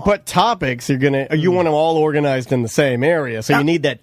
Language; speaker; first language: English; native; English